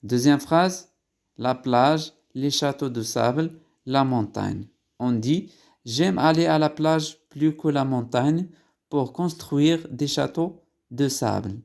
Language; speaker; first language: French; non-native, local second language; Arabic